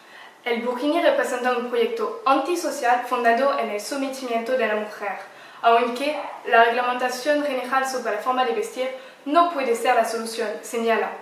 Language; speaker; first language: Spanish; non-native, learner; French